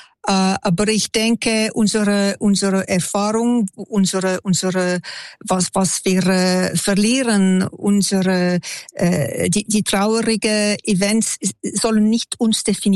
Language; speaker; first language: German; non-native, local second language; French